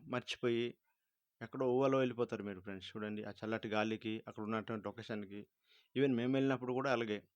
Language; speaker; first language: Telugu; non-native, local second language; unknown